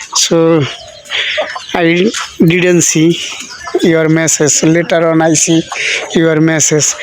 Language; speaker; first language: English; non-native, local second language; Bangla